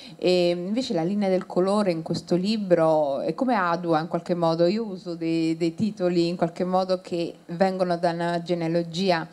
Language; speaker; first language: Italian; early bilingual, other home language; Somali